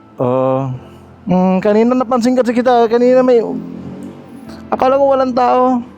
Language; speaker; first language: Filipino; non-native, local second language; Cebuano